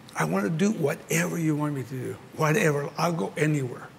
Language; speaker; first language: English; early bilingual, other home language; Spanish